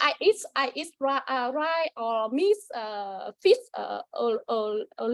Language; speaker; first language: English; non-native, learner; Vietnamese